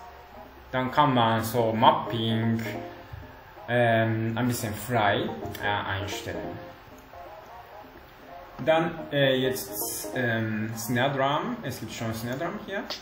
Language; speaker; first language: German; non-native, learner; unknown